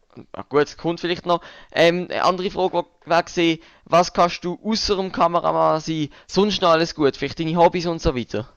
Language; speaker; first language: German; native; German